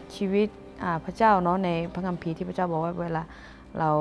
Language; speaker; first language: Thai; non-native, local second language; Akha